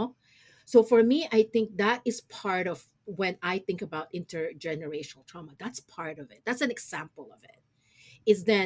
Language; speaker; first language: English; non-native, local second language; Filipino